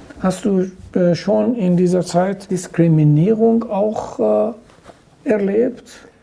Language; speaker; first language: German; non-native, fluent; Persian